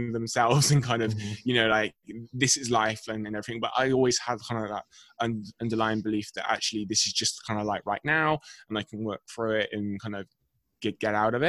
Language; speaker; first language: English; native; English